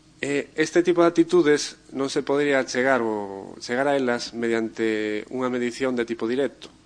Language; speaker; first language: Galician; non-native, local second language; Spanish